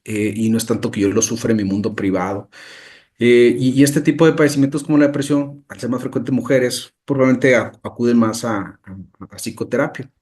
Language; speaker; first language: Spanish; native; Spanish